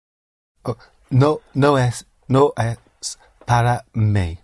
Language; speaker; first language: Spanish; non-native, learner; English